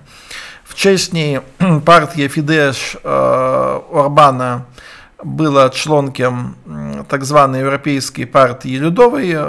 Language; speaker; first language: Polish; non-native, learner; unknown